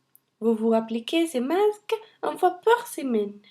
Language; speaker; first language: French; non-native, learner; Spanish